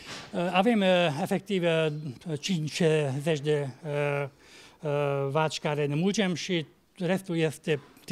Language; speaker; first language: Romanian; non-native, local second language; Hungarian